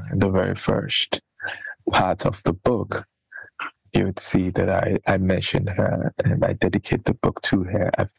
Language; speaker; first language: English; non-native, local second language; Akan